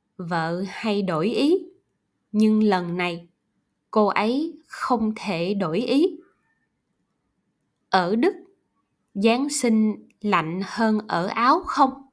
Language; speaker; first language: Vietnamese; non-native, learner; German